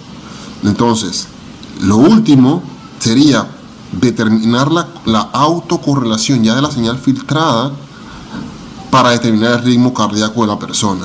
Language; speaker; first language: Spanish; native; Spanish